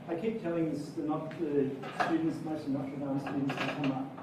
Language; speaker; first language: English; native; English